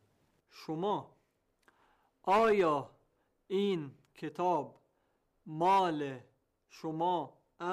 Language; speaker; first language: Persian; non-native, learner; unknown